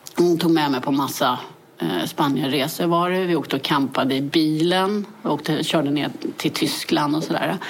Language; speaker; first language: Swedish; early bilingual, other home language; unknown